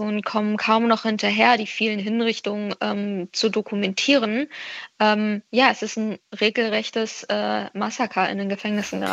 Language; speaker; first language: German; early bilingual, other home language; Persian